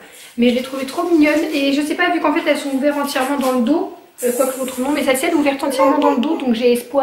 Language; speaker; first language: French; native; French